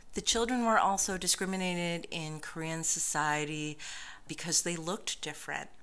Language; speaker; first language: English; native; English